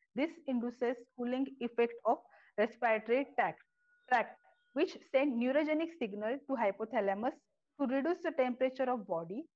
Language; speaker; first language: English; non-native, local second language; Marathi